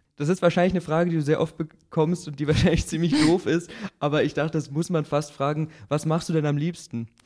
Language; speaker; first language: German; native; German